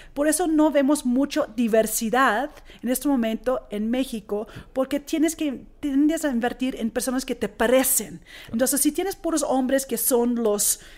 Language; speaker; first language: Spanish; non-native, fluent; English